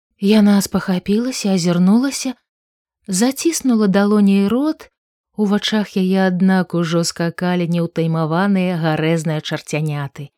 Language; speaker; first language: Belarusian; native; Belarusian